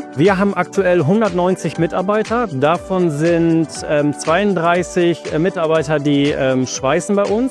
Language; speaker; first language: German; native; German